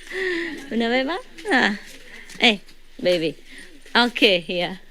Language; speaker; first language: French; non-native, learner; Vietnamese